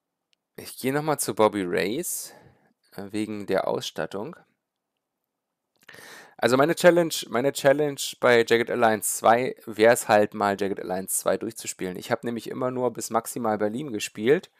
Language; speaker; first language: German; native; German